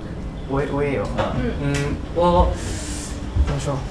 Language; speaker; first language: Chinese; non-native, learner; Japanese